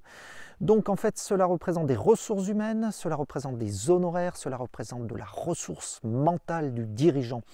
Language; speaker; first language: French; native; French